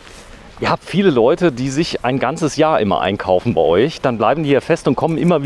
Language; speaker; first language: German; native; German